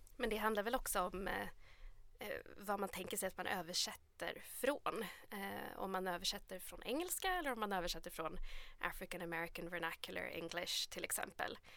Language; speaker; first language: Swedish; native; Swedish